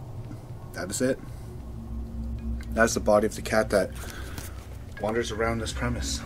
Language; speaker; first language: English; native; English